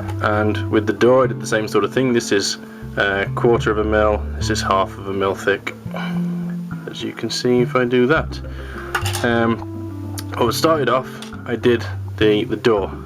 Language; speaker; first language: English; native; English